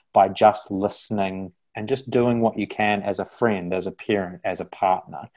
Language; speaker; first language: English; native; English